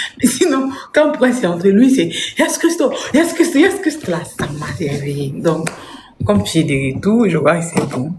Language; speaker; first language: French; non-native, local second language; Lingala